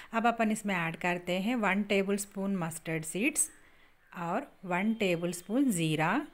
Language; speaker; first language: Hindi; native; Hindi